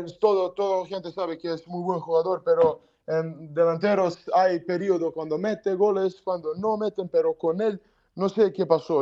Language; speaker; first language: Spanish; non-native, learner; Serbian